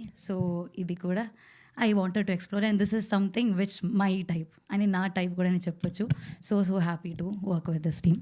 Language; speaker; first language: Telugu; non-native, learner; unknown